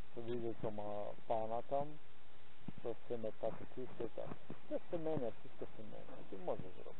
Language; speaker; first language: Polish; non-native, learner; Ukrainian